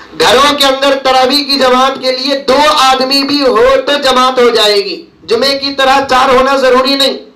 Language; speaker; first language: Urdu; native; Urdu